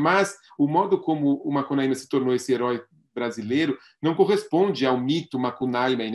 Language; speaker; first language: Portuguese; native; Portuguese